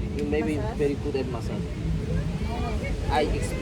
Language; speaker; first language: English; non-native, learner; Korean